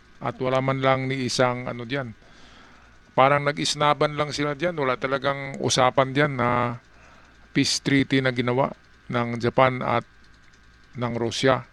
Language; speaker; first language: Filipino; native; Filipino